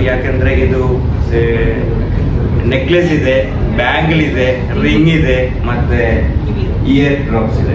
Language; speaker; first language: Kannada; non-native, local second language; Malayalam